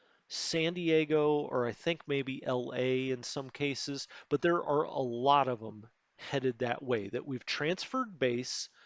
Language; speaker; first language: English; native; English